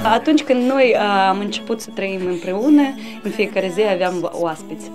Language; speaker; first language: Romanian; non-native, local second language; Russian